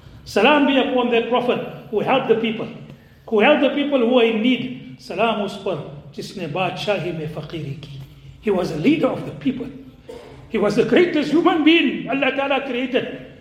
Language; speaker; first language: English; native; English